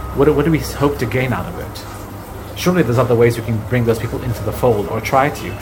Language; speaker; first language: English; early bilingual, other home language; Arabic